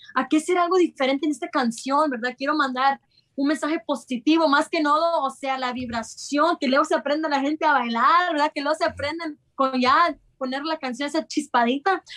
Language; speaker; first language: Spanish; early bilingual, heritage; Spanish